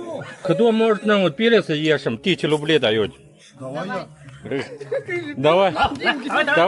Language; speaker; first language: Russian; non-native, learner; Chinese